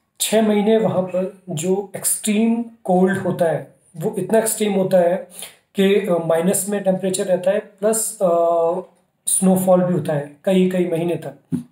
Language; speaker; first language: Hindi; native; Hindi